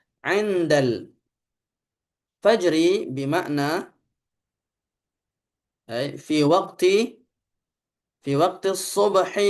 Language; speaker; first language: Arabic; non-native, fluent; Indonesian